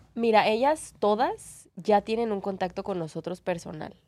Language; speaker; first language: Spanish; native; Spanish